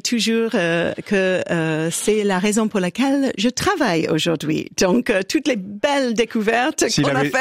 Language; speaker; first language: French; non-native, fluent; English